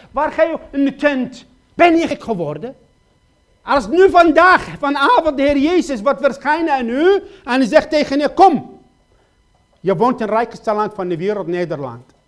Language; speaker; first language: Dutch; non-native, fluent; Kurdish